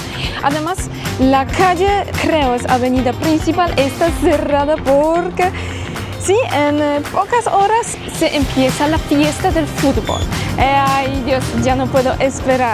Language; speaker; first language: Spanish; non-native, fluent; Polish